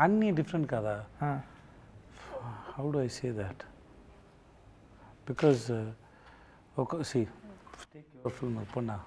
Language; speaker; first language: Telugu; non-native, learner; Tamil